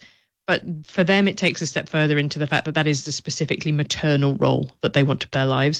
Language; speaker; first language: English; native; English